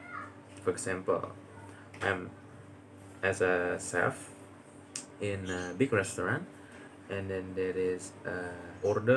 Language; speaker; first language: English; non-native, learner; Indonesian